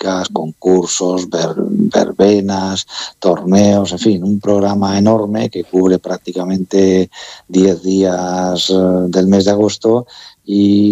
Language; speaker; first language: Spanish; native; Spanish